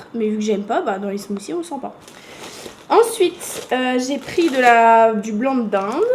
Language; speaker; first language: French; native; French